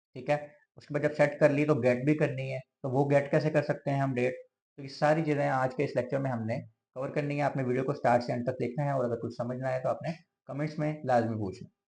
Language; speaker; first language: Urdu; native; Urdu